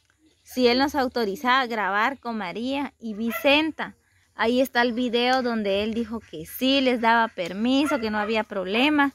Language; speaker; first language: Spanish; native; Spanish